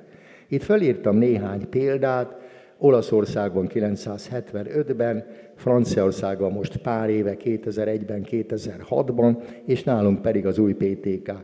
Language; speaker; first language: Hungarian; native; Hungarian